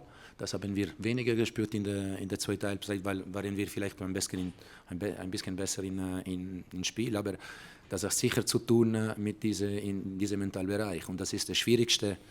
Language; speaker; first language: German; non-native, fluent; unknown